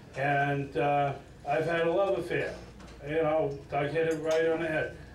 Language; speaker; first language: English; native; English